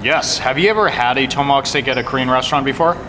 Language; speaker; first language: English; native; English